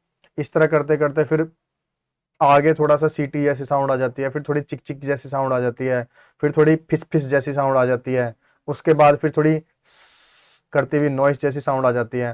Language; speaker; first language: Hindi; native; Hindi